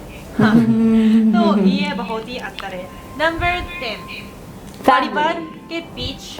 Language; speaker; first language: Hindi; non-native, fluent; Japanese